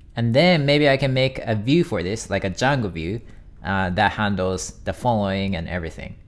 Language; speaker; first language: English; non-native, fluent; Japanese